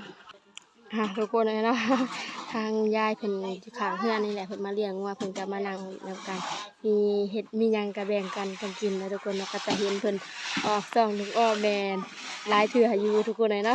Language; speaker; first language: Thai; non-native, local second language; Northeastern Thai